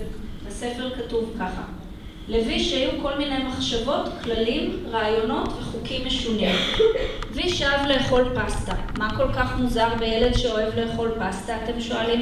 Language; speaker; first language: Hebrew; native; Hebrew